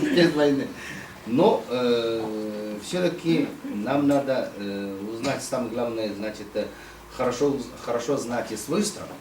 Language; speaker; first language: Russian; non-native, fluent; Chinese